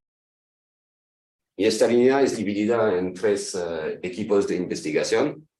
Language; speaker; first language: Spanish; non-native, fluent; French